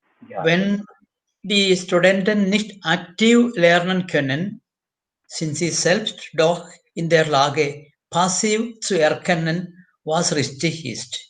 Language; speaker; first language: German; non-native, fluent; Malayalam